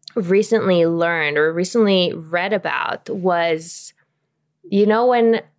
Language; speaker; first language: English; non-native, fluent; Romanian